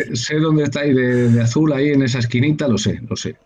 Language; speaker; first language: Spanish; native; Spanish